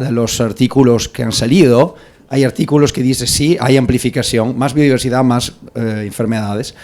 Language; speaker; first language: Spanish; non-native, learner; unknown